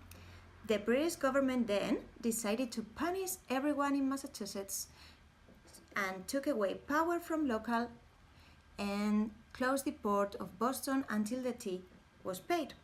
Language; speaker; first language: English; non-native, fluent; Spanish